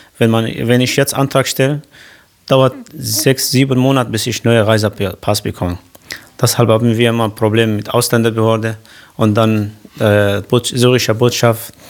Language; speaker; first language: German; non-native, learner; Kurdish